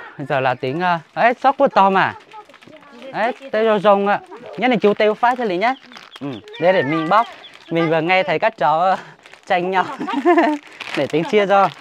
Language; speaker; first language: Vietnamese; non-native, local second language; Hmong